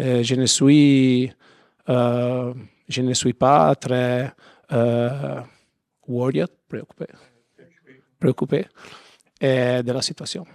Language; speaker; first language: French; non-native, learner; Italian